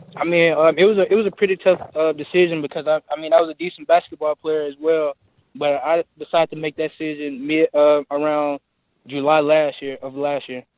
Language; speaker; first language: English; native; English